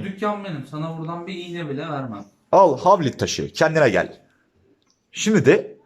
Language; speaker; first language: Turkish; native; Turkish